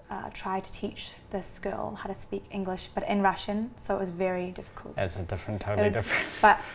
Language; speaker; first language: English; native; English